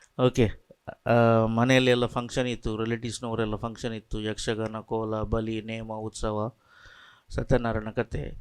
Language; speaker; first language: Kannada; native; Kannada